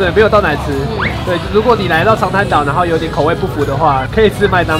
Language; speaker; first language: Chinese; native; Chinese